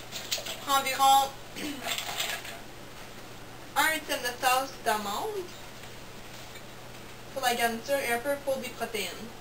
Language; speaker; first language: French; non-native, local second language; English